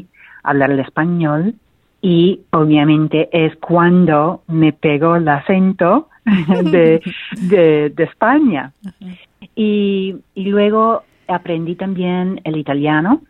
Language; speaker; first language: Spanish; non-native, fluent; English